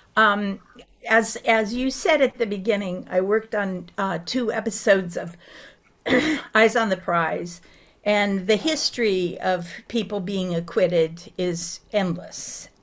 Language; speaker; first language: English; native; English